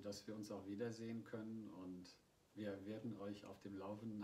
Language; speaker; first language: German; native; German